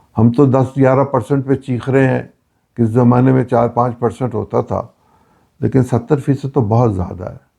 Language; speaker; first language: Urdu; native; Urdu